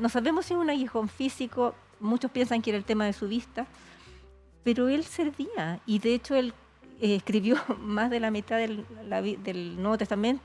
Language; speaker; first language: Spanish; native; Spanish